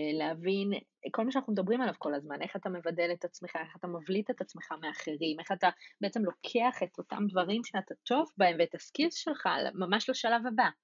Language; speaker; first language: Hebrew; native; Hebrew